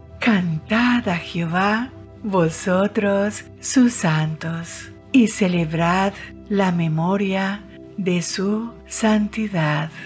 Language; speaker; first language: Spanish; native; Spanish